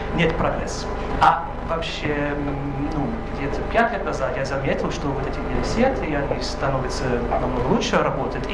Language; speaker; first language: Russian; non-native, fluent; English